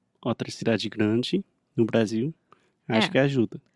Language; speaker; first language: Portuguese; non-native, fluent; English